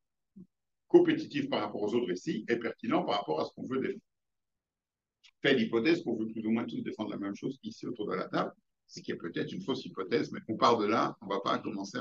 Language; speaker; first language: French; native; French